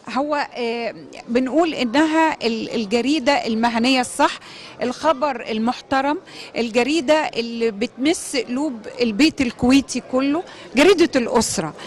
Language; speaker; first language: Egyptian Arabic; native; Egyptian Arabic